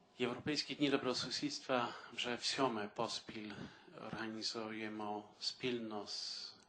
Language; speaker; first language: Polish; non-native, local second language; Ukrainian